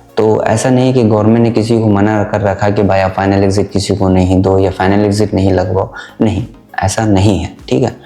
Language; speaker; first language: Hindi; native; Hindi